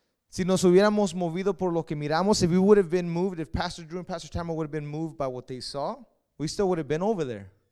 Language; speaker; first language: English; early bilingual, other home language; Spanish